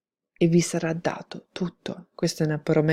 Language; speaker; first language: Italian; non-native, fluent; English